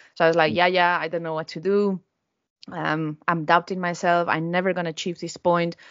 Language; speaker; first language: English; non-native, fluent; Spanish